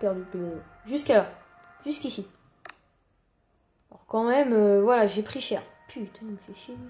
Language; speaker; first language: French; native; French